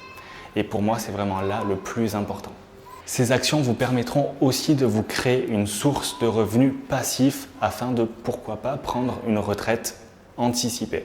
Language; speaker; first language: French; native; French